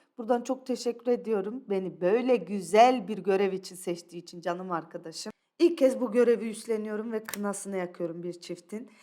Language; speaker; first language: Turkish; early bilingual, other home language; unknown